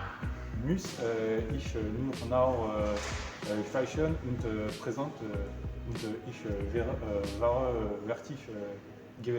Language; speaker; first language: German; non-native, learner; French